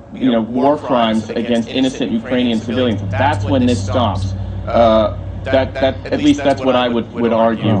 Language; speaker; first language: English; native; English